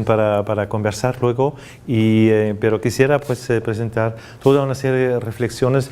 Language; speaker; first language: Spanish; non-native, fluent; German